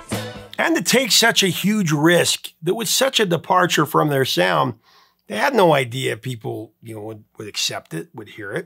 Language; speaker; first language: English; native; English